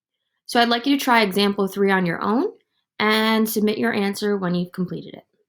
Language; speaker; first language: English; native; English